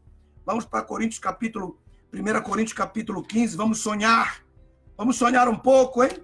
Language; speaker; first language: Portuguese; native; Portuguese